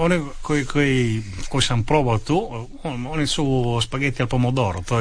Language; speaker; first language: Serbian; non-native, fluent; Italian